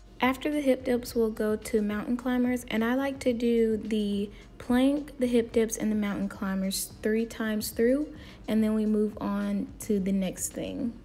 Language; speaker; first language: English; native; English